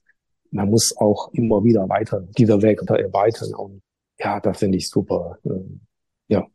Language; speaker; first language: German; non-native, learner; Chinese